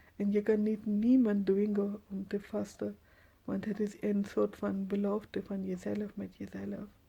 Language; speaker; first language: Dutch; non-native, fluent; Urdu